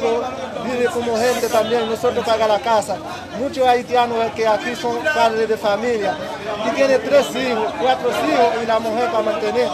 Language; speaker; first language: Spanish; non-native, learner; Haitian Creole